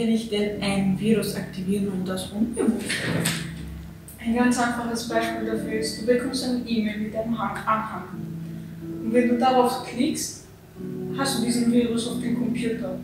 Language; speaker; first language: German; non-native, local second language; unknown